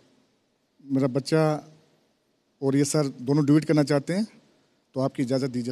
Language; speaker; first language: Hindi; native; Hindi